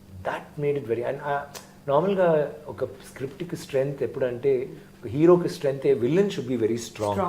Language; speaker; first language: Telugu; non-native, learner; Tamil